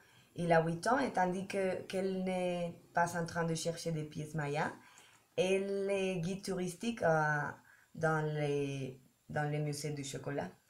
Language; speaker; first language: French; non-native, learner; Spanish